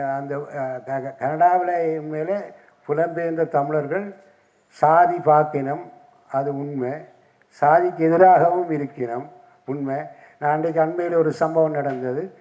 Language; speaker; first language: Tamil; native; Tamil